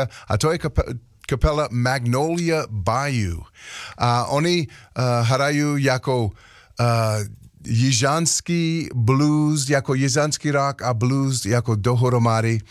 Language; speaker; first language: Czech; non-native, learner; English